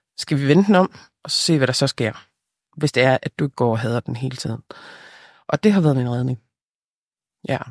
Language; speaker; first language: Danish; early bilingual, other home language; Lithuanian